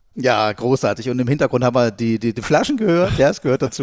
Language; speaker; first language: German; native; German